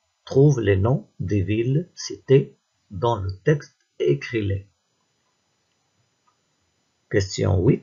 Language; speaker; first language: French; non-native, local second language; Arabic